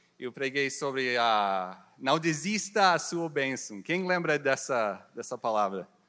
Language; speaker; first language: Portuguese; non-native, learner; English